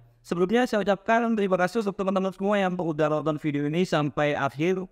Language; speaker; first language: Indonesian; native; Indonesian